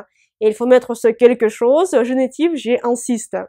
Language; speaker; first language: French; non-native, fluent; Russian